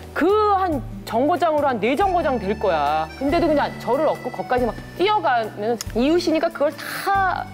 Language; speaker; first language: Korean; native; Korean